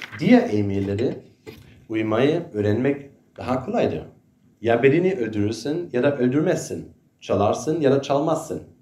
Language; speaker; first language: Turkish; non-native, fluent; German